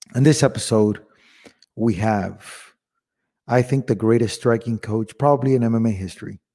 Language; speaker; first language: English; early bilingual, other home language; Spanish